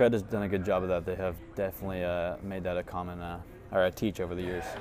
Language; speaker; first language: English; native; English